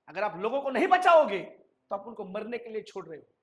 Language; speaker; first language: Hindi; non-native, local second language; Marathi